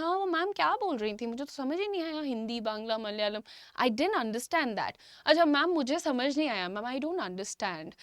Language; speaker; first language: Hindi; native; Hindi